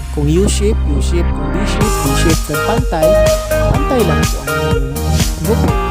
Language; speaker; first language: Filipino; non-native, local second language; Cebuano